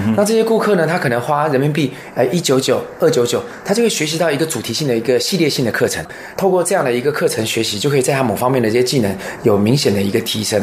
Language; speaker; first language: Chinese; native; Chinese